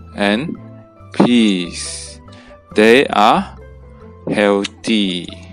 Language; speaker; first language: English; non-native, local second language; Chinese